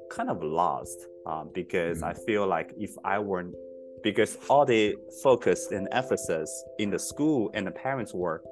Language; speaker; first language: English; non-native, fluent; Chinese